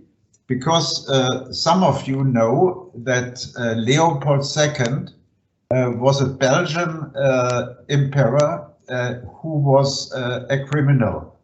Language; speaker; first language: English; non-native, fluent; German